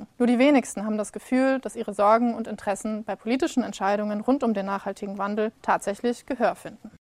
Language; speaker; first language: German; native; German